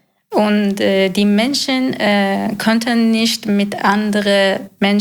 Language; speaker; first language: German; non-native, learner; Persian